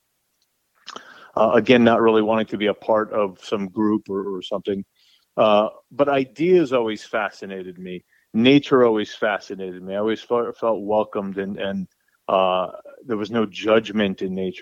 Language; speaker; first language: English; native; English